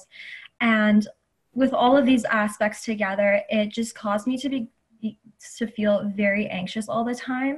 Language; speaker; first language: English; native; English